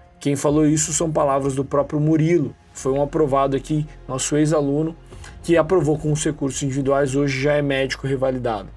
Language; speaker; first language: Portuguese; native; Portuguese